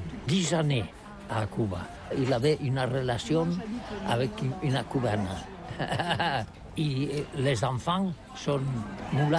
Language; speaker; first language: French; non-native, learner; Catalan